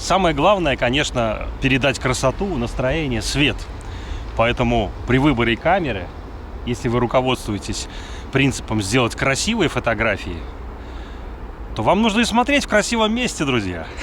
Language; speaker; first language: Russian; native; Russian